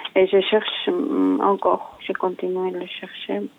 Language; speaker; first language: French; non-native, learner; Georgian